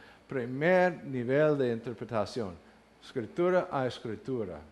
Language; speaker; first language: Spanish; non-native, learner; English